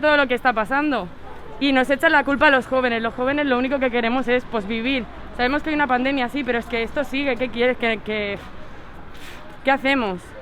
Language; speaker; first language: Spanish; native; Spanish